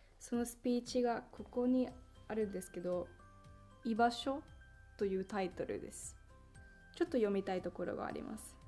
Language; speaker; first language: Japanese; non-native, fluent; Finnish